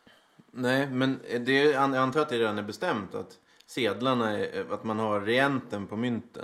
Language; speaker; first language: Swedish; native; Swedish